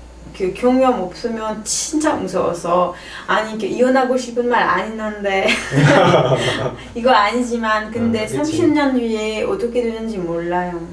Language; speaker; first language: Korean; non-native, learner; French